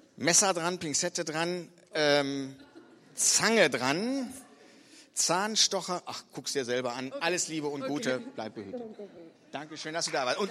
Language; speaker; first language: German; native; German